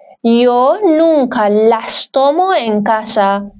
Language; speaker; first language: Spanish; non-native, fluent; Persian